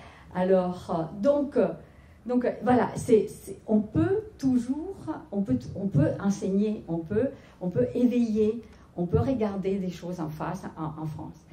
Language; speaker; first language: French; non-native, fluent; Spanish